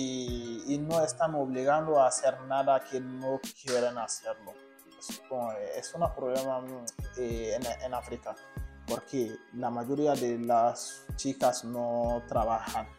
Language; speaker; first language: Spanish; non-native, learner; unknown